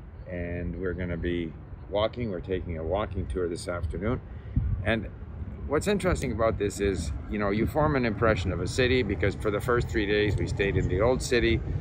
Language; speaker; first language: English; native; English